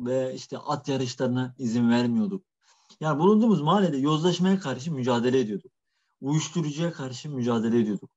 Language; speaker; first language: Turkish; native; Turkish